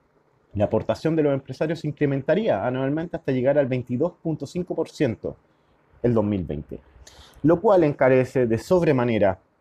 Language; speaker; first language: Spanish; native; Spanish